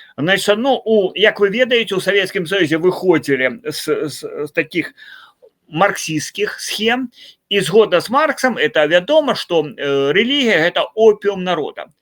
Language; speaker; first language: Belarusian; native; Belarusian